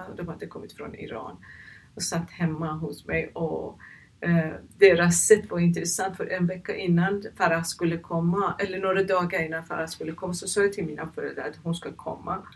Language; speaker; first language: Swedish; non-native, fluent; Persian